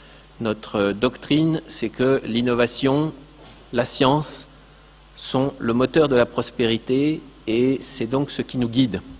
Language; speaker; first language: French; native; French